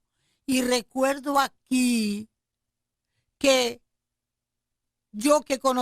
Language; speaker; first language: Spanish; native; Spanish